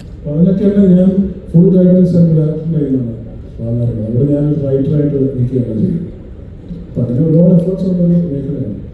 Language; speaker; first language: Malayalam; native; Malayalam